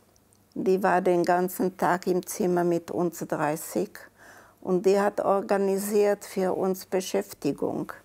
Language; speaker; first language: German; non-native, fluent; Czech